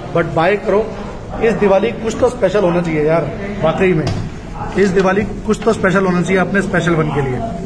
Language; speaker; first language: Hindi; non-native, local second language; Marathi